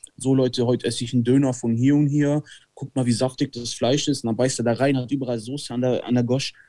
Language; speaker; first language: German; early bilingual, other home language; Italian